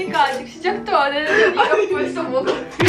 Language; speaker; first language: Korean; non-native, fluent; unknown